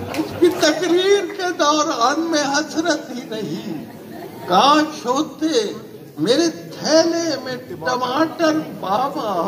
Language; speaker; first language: Urdu; non-native, local second language; Punjabi